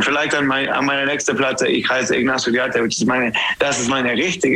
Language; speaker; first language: German; non-native, fluent; English